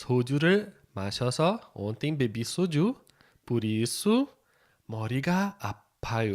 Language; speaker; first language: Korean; non-native, fluent; Portuguese